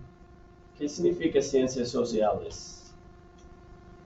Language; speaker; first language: Spanish; non-native, fluent; English